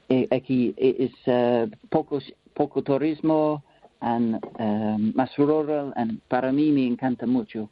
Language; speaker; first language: Spanish; non-native, learner; English